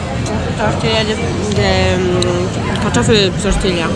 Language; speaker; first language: German; non-native, fluent; Italian